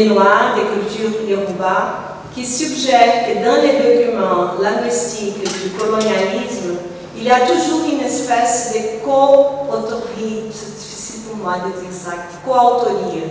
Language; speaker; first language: French; non-native, fluent; Portuguese